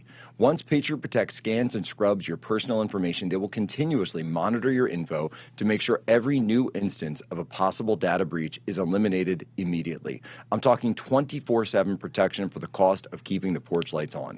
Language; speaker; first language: English; native; English